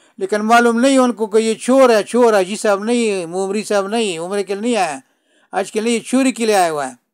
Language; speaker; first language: Urdu; non-native, local second language; Pashto